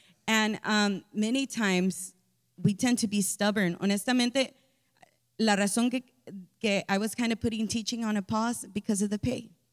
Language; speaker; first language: English; early bilingual, other home language; Spanish